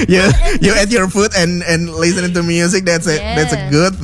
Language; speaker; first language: English; non-native, learner; Indonesian